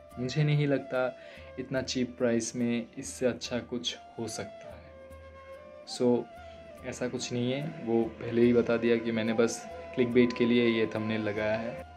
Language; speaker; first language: Hindi; non-native, local second language; Bangla